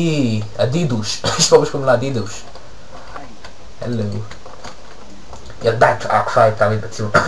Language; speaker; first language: Hebrew; native; Hebrew